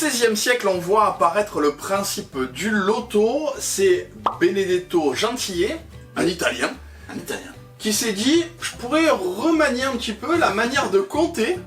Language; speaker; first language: French; native; French